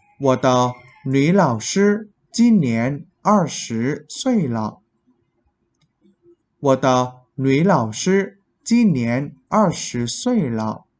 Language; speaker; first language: Chinese; non-native, fluent; Vietnamese